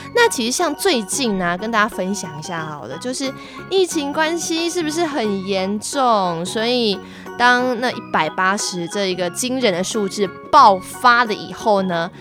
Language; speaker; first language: Chinese; non-native, local second language; Hakka Chinese